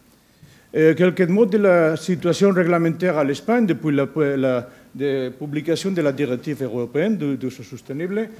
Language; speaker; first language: French; non-native, learner; Spanish